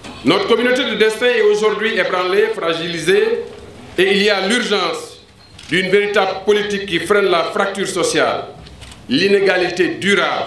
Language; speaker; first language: French; non-native, local second language; Wolof